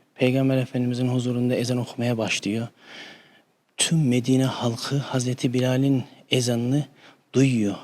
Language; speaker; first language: Turkish; native; Turkish